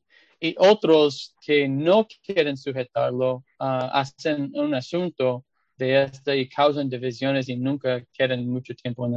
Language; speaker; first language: Spanish; non-native, fluent; English